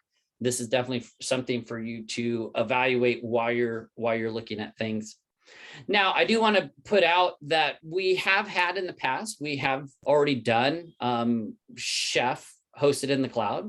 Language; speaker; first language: English; native; English